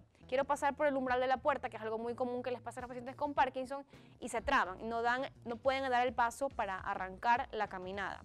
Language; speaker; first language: Spanish; native; Spanish